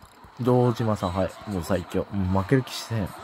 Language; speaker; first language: Japanese; native; Japanese